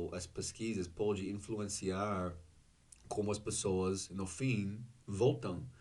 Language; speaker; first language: Portuguese; non-native, learner; English